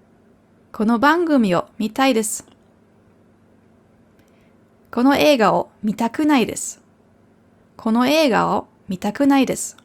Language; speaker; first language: Japanese; non-native, fluent; German